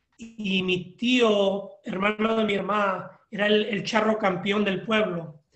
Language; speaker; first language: Spanish; early bilingual, heritage; Spanish